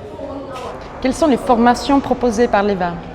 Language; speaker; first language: French; native; French